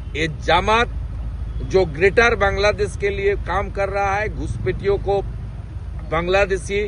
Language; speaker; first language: Hindi; non-native, local second language; Bangla